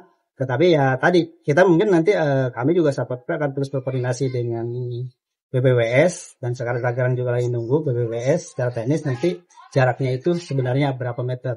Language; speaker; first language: Indonesian; non-native, local second language; Sundanese